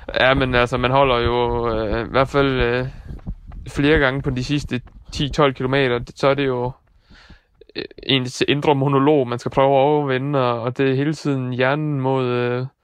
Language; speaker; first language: Danish; early bilingual, other home language; Dutch